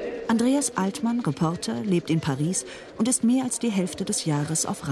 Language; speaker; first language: German; native; German